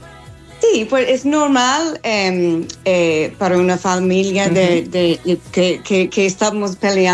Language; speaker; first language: Spanish; non-native, learner; English